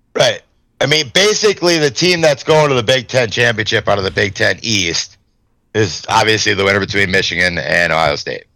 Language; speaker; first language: English; native; English